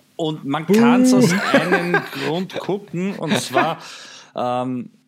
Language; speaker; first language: German; native; German